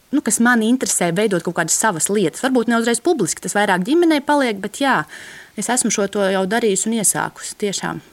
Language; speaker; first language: Latvian; native; Latvian